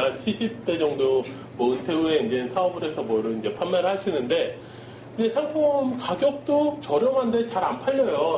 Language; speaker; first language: Korean; native; Korean